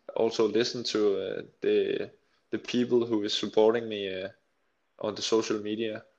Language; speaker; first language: English; non-native, fluent; Danish